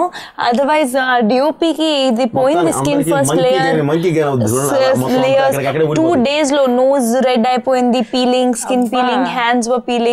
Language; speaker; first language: Telugu; non-native, learner; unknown